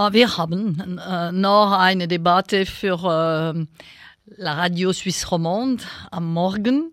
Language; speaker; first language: German; non-native, local second language; French